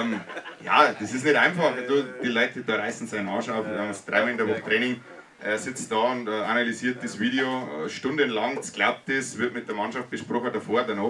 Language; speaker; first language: German; native; German